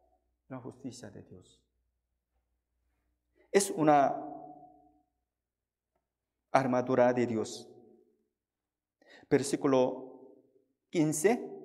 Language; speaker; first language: Spanish; non-native, fluent; Korean